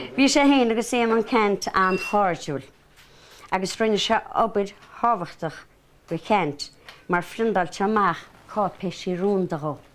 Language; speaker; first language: Irish; native; Irish